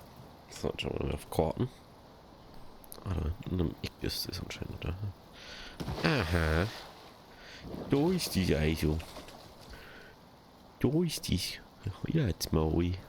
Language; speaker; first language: German; native; German